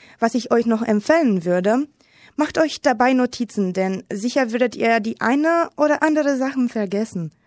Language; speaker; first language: German; non-native, fluent; Romanian